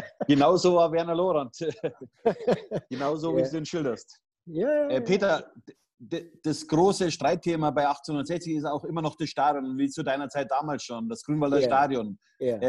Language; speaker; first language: German; native; German